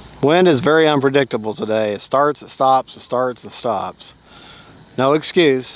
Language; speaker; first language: English; native; English